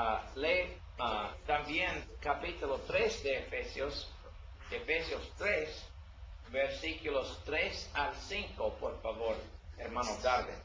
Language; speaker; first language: Spanish; non-native, learner; English